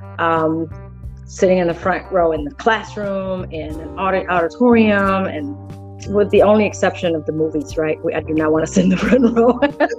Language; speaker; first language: English; early bilingual, other home language; Spanish